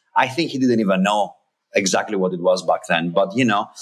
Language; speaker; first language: English; non-native, fluent; Greek